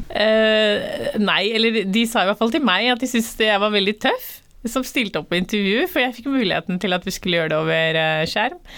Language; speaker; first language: Norwegian; early bilingual, other home language; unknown